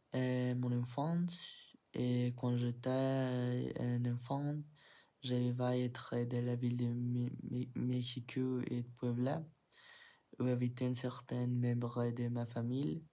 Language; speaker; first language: French; non-native, learner; Spanish